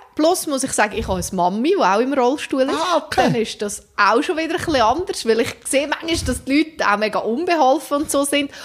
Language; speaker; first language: German; native; German